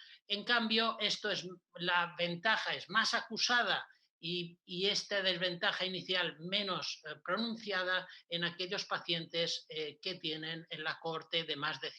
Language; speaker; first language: Spanish; native; Spanish